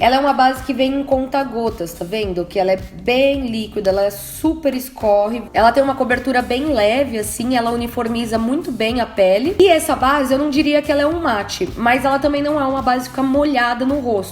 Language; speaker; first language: Portuguese; native; Portuguese